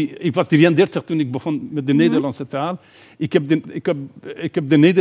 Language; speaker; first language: Dutch; non-native, fluent; Persian